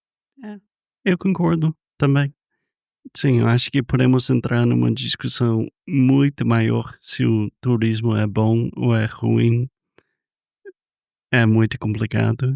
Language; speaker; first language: Portuguese; non-native, fluent; English